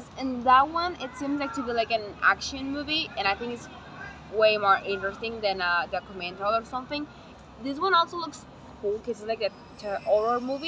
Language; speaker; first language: English; non-native, fluent; Spanish